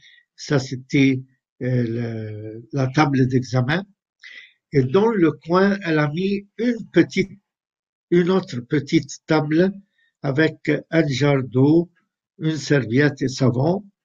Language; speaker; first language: French; non-native, fluent; Arabic